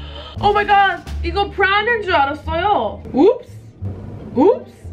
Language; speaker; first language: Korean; non-native, fluent; English